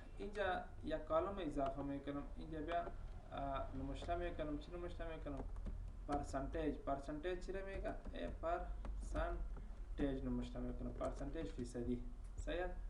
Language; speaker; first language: Persian; non-native, local second language; Pashto